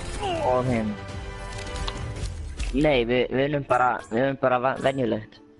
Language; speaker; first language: Icelandic; early bilingual, other home language; Norwegian